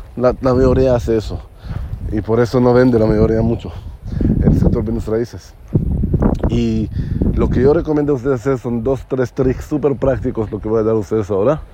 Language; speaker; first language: Spanish; non-native, learner; Hebrew